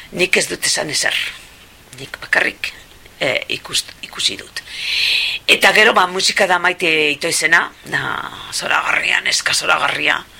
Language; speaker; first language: Basque; non-native, local second language; Spanish